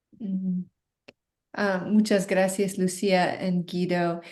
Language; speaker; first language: Spanish; non-native, fluent; English